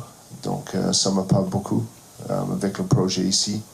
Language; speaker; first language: French; non-native, fluent; English